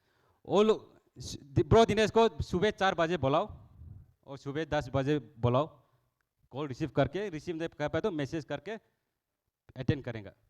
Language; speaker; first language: Hindi; non-native, local second language; Kok Borok